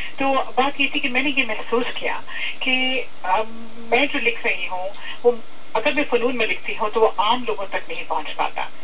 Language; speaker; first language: Urdu; native; Urdu